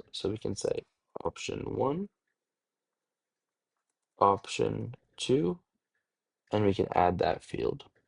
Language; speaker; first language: English; native; English